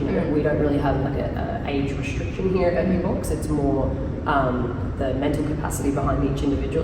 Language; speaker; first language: English; native; English